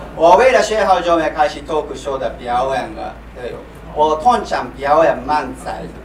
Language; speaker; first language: Chinese; non-native, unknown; Japanese